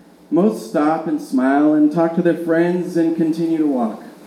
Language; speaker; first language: English; native; English